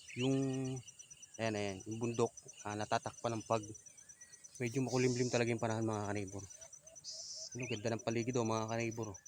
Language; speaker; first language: Filipino; native; Filipino